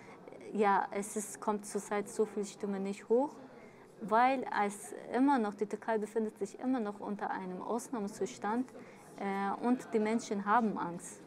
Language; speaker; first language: German; early bilingual, other home language; Kurdish